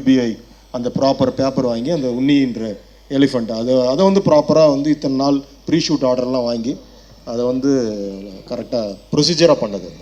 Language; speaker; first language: Tamil; native; Tamil